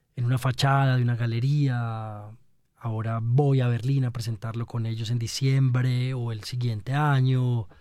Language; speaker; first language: Spanish; native; Spanish